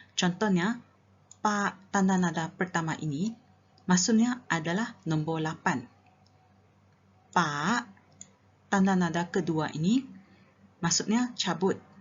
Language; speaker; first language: Malay; non-native, local second language; Chinese